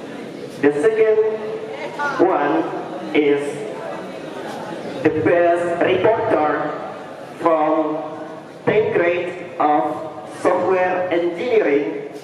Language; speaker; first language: English; non-native, learner; Indonesian